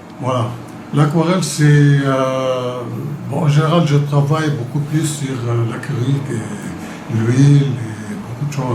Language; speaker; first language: French; non-native, local second language; Arabic